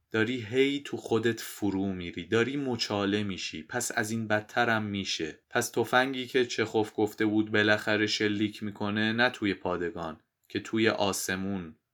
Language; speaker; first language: Persian; native; Persian